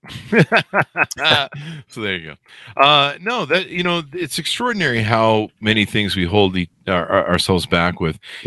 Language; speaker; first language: English; native; English